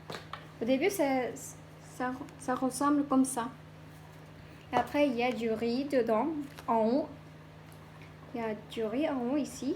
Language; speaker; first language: French; non-native, learner; Korean